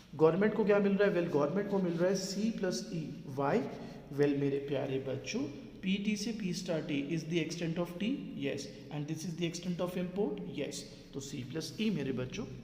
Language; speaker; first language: Hindi; native; Hindi